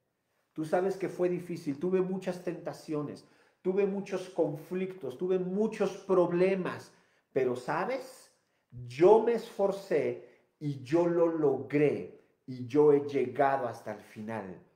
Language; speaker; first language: Spanish; native; Spanish